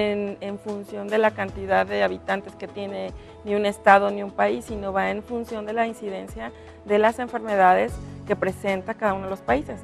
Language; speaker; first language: Spanish; native; Spanish